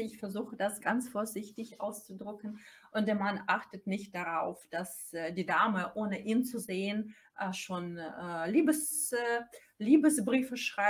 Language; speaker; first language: German; non-native, fluent; Russian